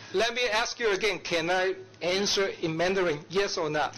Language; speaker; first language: English; non-native, fluent; Chinese